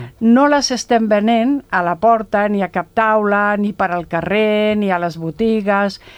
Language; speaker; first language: Catalan; non-native, local second language; Spanish